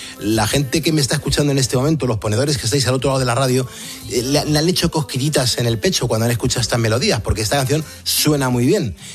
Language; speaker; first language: Spanish; native; Spanish